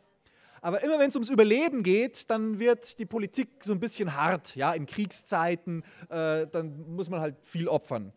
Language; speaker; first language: German; native; German